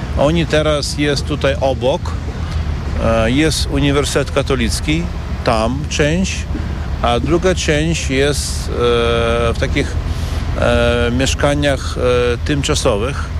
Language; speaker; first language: Polish; non-native, learner; Ukrainian